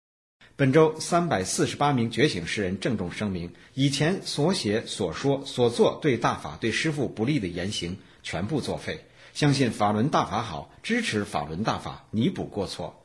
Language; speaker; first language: Chinese; native; Chinese